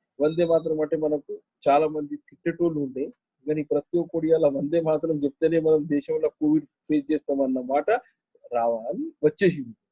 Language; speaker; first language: Telugu; non-native, local second language; Hindi